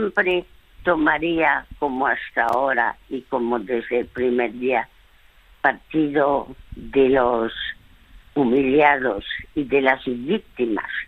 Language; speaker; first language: Spanish; early bilingual, other home language; French